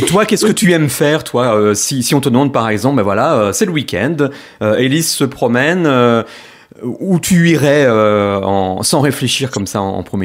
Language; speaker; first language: French; native; French